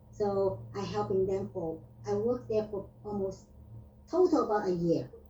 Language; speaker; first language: English; non-native, learner; Vietnamese